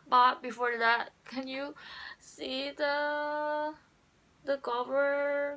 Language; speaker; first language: English; non-native, learner; Indonesian